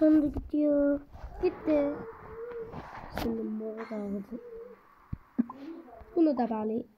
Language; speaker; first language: Turkish; early bilingual, heritage; Turkish